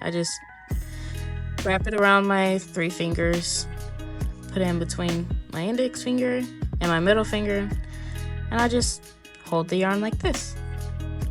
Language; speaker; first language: English; native; English